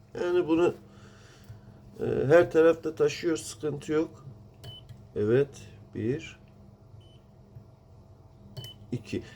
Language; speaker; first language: Turkish; non-native, learner; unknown